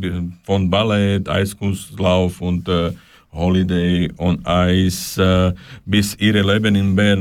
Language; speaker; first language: German; non-native, learner; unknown